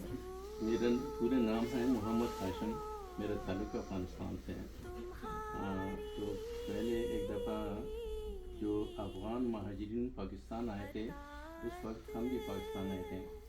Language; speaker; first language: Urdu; non-native, learner; Pashto